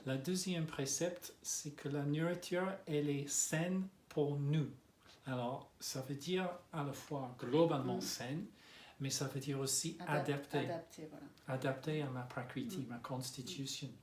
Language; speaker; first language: French; non-native, fluent; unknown